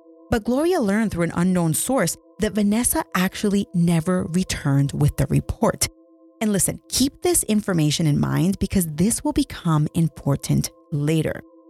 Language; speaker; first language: English; early bilingual, other home language; Spanish